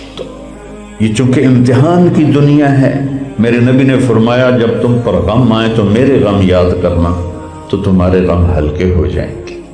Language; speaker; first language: Urdu; non-native, local second language; Punjabi